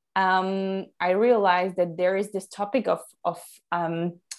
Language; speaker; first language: English; non-native, fluent; Slovak